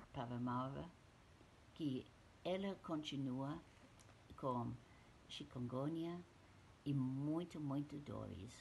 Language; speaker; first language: Portuguese; non-native, fluent; English